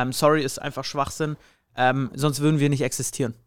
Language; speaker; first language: German; native; German